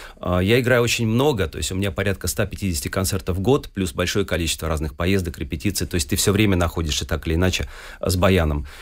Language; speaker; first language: Russian; native; Russian